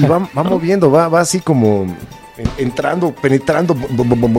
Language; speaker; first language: Spanish; native; Spanish